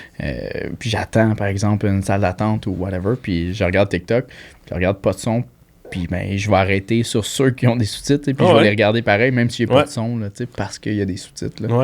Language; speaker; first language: French; native; French